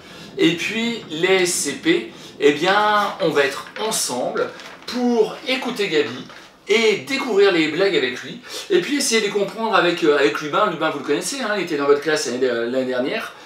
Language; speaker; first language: French; native; French